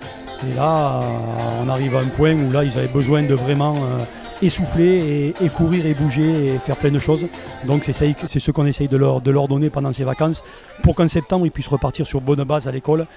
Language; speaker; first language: French; native; French